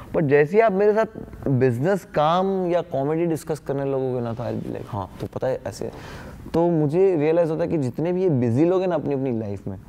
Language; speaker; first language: Hindi; non-native, local second language; Gujarati